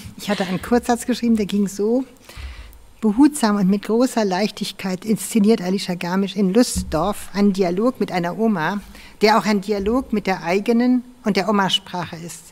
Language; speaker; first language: German; native; German